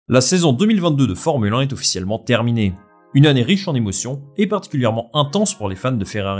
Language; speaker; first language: French; native; French